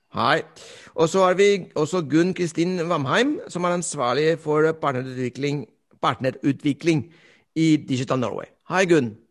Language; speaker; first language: Norwegian; non-native, fluent; Spanish